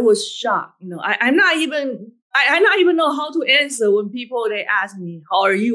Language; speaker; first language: English; non-native, fluent; Chinese